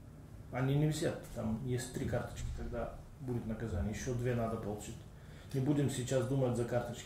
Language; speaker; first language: Russian; non-native, learner; Bulgarian